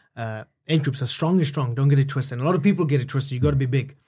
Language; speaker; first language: English; native; English